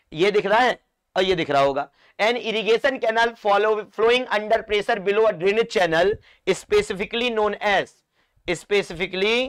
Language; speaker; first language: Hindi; non-native, local second language; Marathi